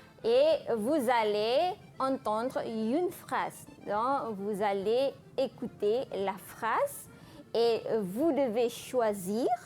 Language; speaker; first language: French; non-native, fluent; Malay